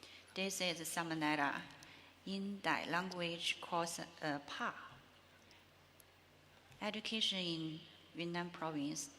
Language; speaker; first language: English; non-native, learner; Chinese